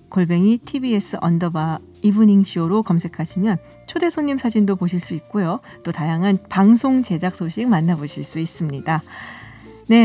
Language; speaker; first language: Korean; native; Korean